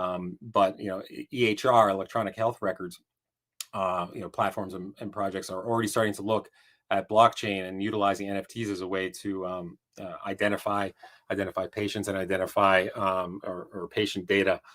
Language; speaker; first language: English; native; English